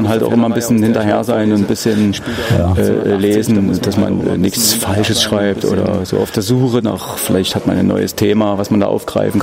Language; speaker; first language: German; native; German